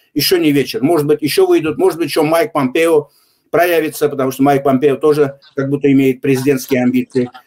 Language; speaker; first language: Russian; non-native, local second language; Azerbaijani